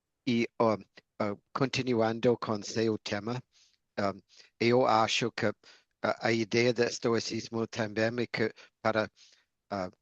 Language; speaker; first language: Portuguese; non-native, fluent; English